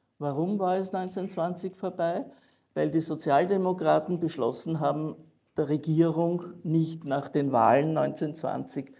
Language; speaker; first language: German; native; German